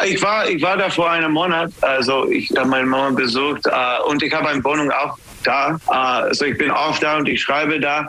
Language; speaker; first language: German; non-native, learner; English